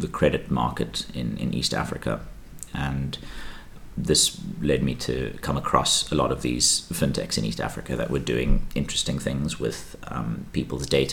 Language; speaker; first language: English; native; English